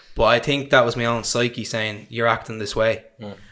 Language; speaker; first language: English; native; English